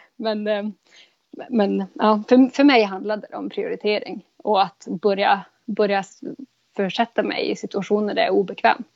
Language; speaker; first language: Swedish; native; Swedish